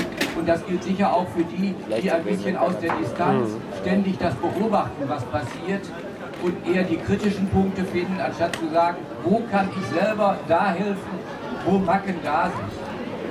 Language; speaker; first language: German; native; German